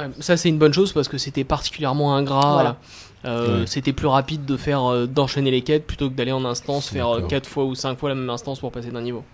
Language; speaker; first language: French; native; French